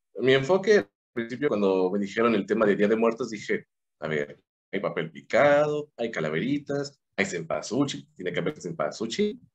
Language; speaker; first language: Spanish; native; Spanish